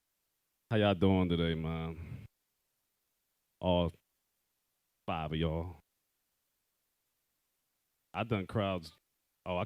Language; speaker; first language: English; native; English